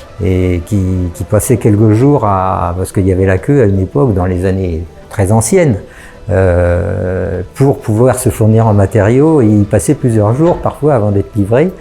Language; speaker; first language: French; native; French